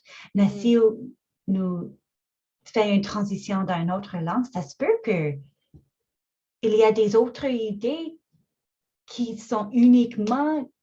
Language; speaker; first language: French; non-native, fluent; English